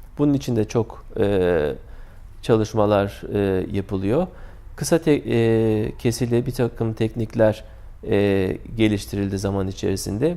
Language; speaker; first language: Turkish; native; Turkish